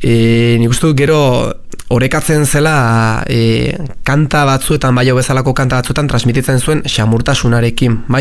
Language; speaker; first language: Basque; native; Basque